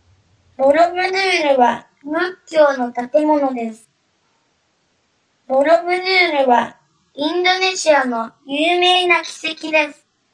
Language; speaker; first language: Japanese; non-native, learner; Indonesian